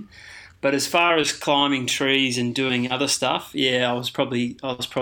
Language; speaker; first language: English; native; English